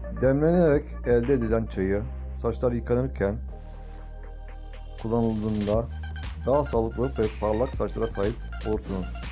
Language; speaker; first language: Turkish; native; Turkish